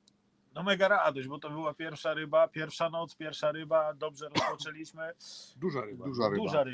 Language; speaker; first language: Polish; native; Polish